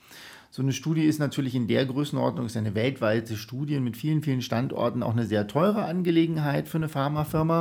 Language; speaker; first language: German; native; German